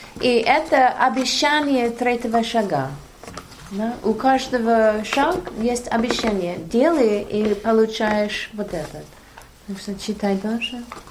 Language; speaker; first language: Russian; non-native, learner; English